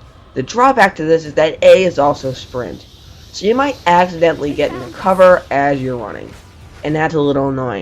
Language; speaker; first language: English; native; English